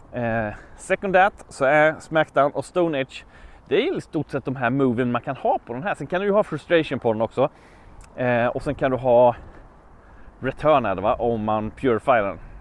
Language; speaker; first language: Swedish; native; Swedish